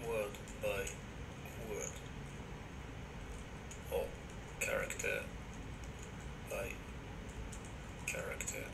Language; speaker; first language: English; non-native, fluent; French